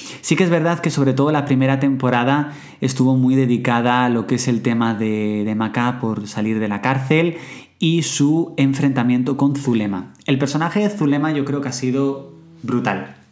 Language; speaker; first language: Spanish; native; Spanish